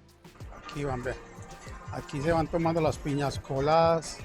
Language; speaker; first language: Spanish; native; Spanish